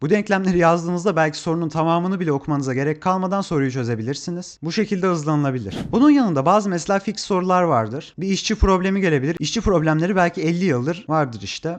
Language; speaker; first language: Turkish; native; Turkish